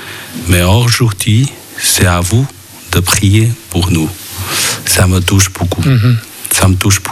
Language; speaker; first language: French; non-native, fluent; Chinese